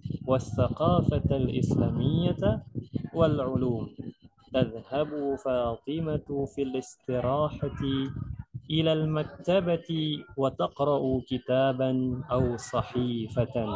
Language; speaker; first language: Arabic; non-native, fluent; Indonesian